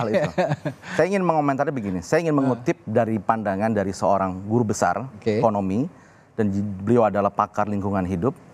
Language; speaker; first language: Indonesian; native; Indonesian